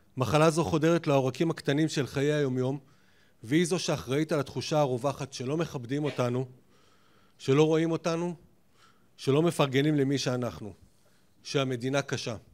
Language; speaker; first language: Hebrew; non-native, fluent; French